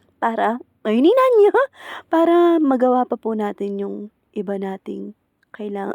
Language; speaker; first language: Filipino; native; Filipino